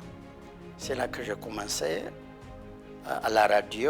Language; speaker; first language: French; non-native, fluent; Amharic